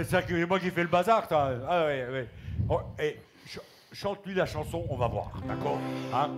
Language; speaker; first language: French; native; French